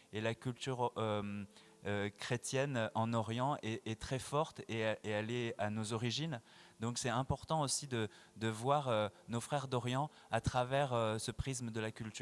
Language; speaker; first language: French; native; French